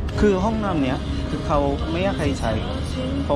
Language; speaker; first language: Thai; non-native, fluent; Korean